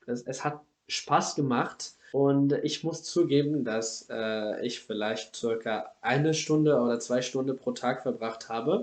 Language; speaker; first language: German; non-native, fluent; Spanish